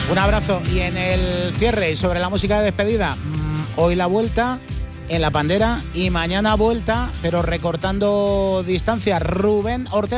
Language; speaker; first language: Spanish; native; Spanish